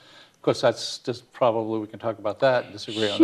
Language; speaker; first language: English; native; English